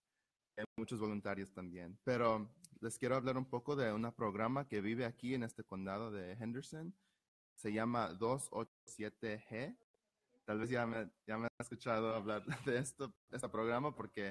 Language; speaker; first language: Spanish; early bilingual, heritage; Spanish